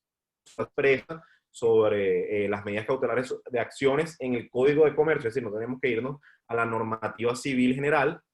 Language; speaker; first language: Spanish; native; Spanish